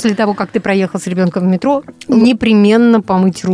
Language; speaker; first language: Russian; native; Russian